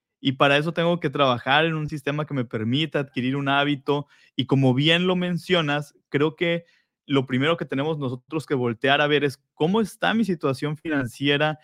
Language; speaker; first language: Spanish; native; Spanish